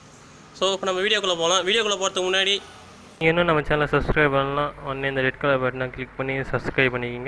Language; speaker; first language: Tamil; native; Tamil